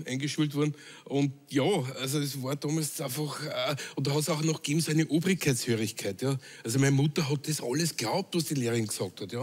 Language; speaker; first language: German; native; German